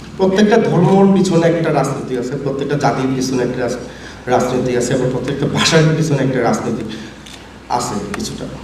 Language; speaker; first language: Bangla; non-native, local second language; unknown